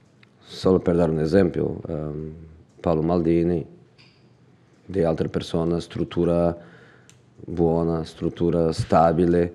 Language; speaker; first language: Italian; non-native, fluent; Portuguese